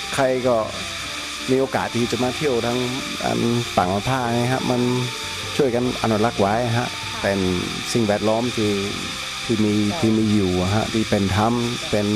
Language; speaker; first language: Thai; non-native, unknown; English